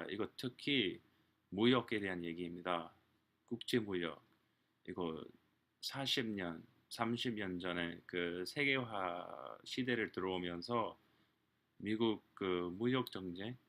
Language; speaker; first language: Korean; non-native, fluent; English